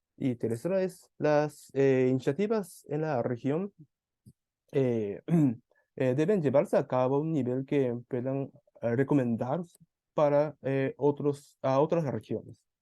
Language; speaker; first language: Spanish; non-native, fluent; Japanese